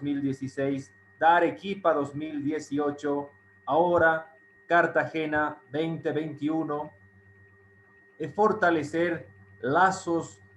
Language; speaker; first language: Portuguese; non-native, fluent; Spanish